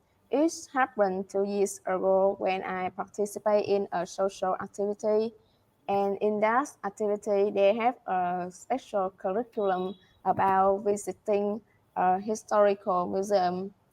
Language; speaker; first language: English; non-native, learner; Vietnamese